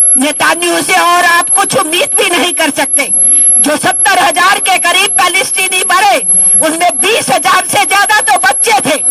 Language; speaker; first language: Hindi; native; Hindi